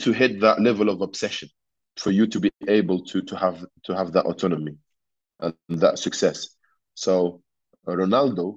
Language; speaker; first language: English; non-native, fluent; Arabic